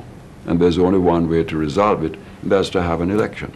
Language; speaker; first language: English; native; English